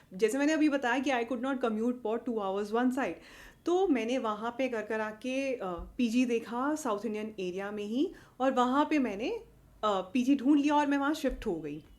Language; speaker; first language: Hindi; native; Hindi